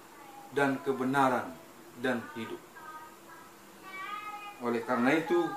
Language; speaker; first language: Indonesian; native; Indonesian